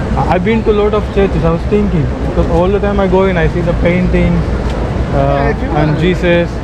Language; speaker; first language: English; non-native, local second language; Telugu